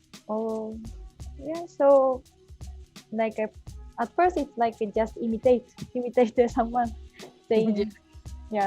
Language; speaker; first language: English; non-native, fluent; Japanese